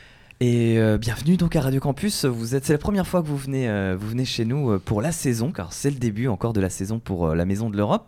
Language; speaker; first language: French; native; French